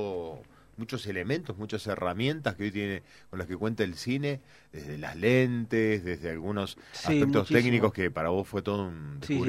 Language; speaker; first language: Spanish; native; Spanish